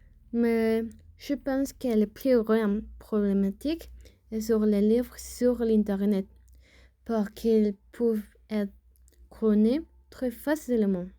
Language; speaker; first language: French; non-native, learner; Spanish